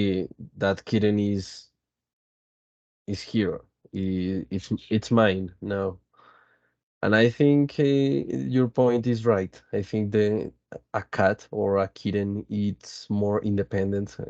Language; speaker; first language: English; non-native, fluent; Spanish